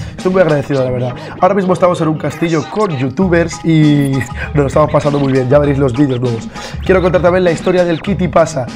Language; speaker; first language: Spanish; early bilingual, other home language; Arabic